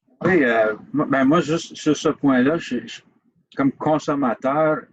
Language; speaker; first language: French; native; French